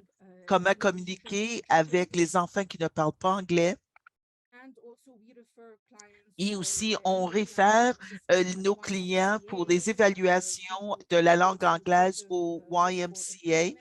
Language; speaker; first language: French; non-native, local second language; English